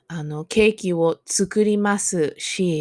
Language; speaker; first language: Japanese; non-native, fluent; English